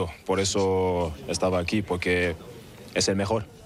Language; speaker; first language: Spanish; non-native, learner; German